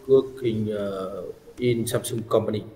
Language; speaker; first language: English; non-native, learner; Vietnamese